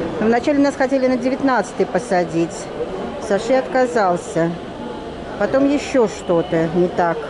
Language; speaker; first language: Russian; native; Russian